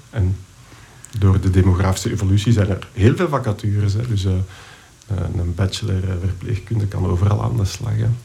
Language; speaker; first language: Dutch; native; Dutch